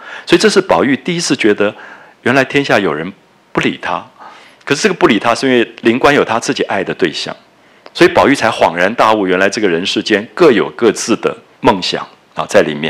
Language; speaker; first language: Chinese; native; Chinese